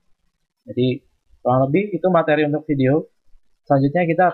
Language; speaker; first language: Indonesian; native; Indonesian